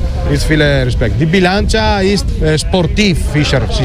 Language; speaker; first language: German; non-native, learner; Italian